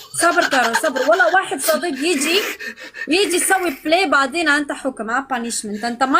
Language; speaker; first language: Arabic; non-native, learner; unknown